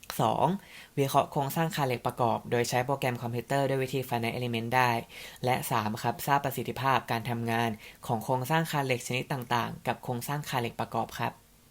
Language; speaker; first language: Thai; native; Thai